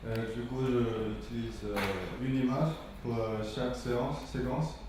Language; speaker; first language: French; non-native, learner; Chinese